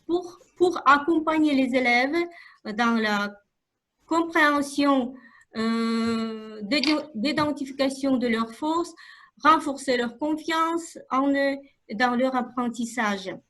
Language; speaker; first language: French; non-native, fluent; Russian